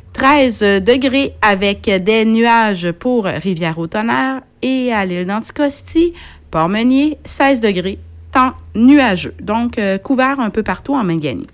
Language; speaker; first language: French; native; French